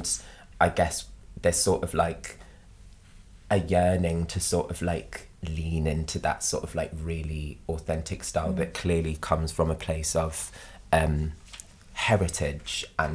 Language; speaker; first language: English; native; English